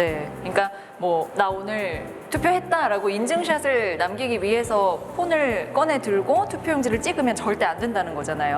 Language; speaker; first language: Korean; native; Korean